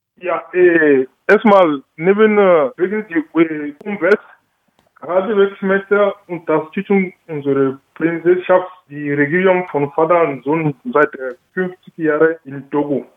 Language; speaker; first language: German; non-native, learner; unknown